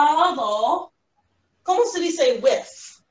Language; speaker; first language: Spanish; non-native, fluent; English